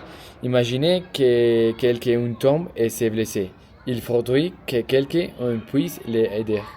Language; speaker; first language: French; non-native, learner; Spanish